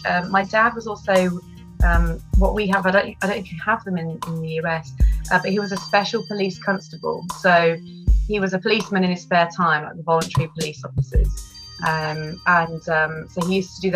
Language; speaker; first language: English; native; English